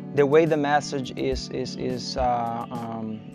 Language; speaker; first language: English; non-native, fluent; Portuguese